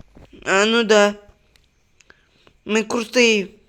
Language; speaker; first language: Russian; non-native, local second language; Uzbek